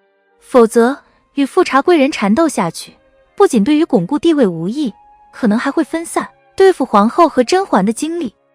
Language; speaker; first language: Chinese; native; Chinese